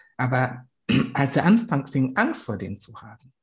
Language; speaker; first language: German; non-native, fluent; Swahili